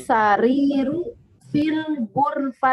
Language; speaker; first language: Arabic; non-native, learner; Indonesian